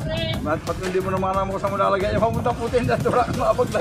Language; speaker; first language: Filipino; native; Filipino